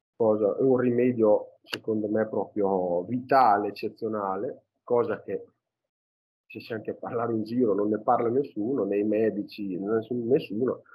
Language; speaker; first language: Italian; native; Italian